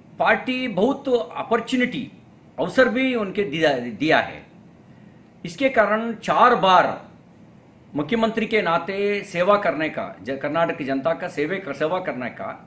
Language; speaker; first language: Hindi; non-native, local second language; Kannada